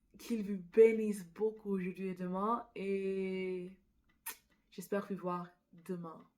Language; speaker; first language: French; non-native, learner; English